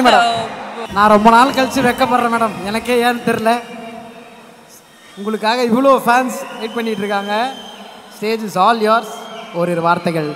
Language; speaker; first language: Tamil; native; Tamil